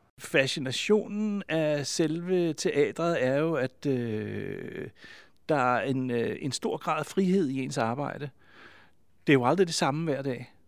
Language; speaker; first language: Danish; native; Danish